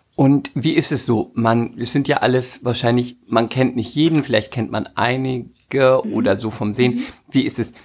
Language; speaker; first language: German; native; German